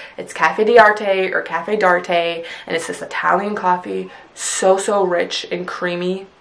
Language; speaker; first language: English; early bilingual, other home language; Punjabi